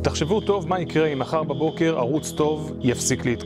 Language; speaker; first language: Hebrew; native; Hebrew